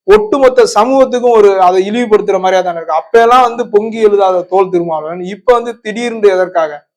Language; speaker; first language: Tamil; non-native, local second language; Urdu